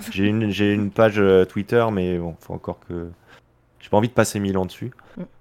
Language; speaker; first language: French; native; French